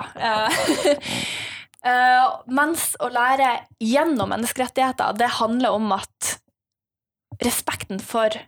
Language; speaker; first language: Norwegian; native; Norwegian